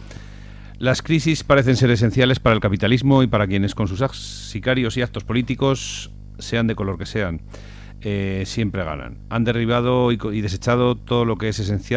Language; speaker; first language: Spanish; native; Spanish